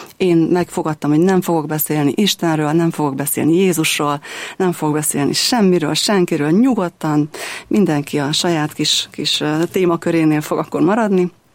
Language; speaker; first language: Hungarian; native; Hungarian